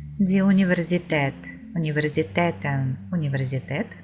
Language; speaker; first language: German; non-native, fluent; Ukrainian